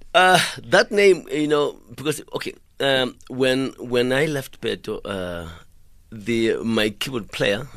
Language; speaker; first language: English; non-native, local second language; Xhosa